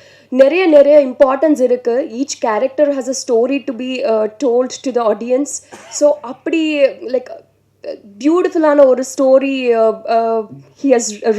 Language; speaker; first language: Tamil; non-native, learner; Telugu